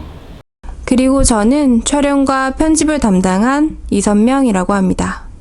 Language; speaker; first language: Korean; native; Korean